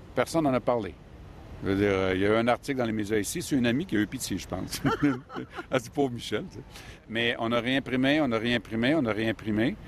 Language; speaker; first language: French; native; French